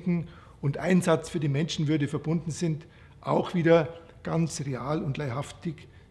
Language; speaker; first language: German; native; German